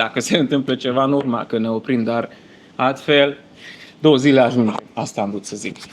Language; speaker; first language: Romanian; non-native, fluent; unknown